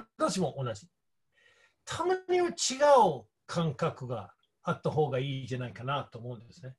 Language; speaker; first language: Japanese; non-native, fluent; English